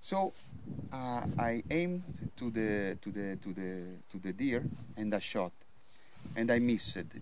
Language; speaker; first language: English; non-native, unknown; Italian